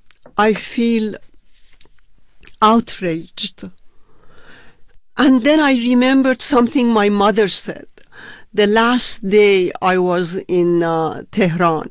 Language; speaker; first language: English; non-native, fluent; Persian